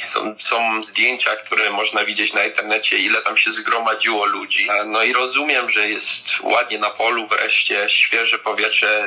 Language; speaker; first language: Polish; early bilingual, heritage; Polish